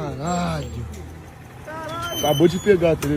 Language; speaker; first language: Portuguese; native; Portuguese